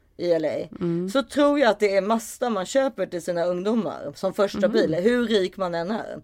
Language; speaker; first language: Swedish; native; Swedish